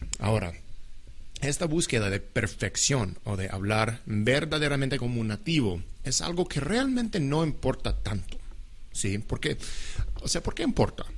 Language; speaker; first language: Spanish; non-native, fluent; English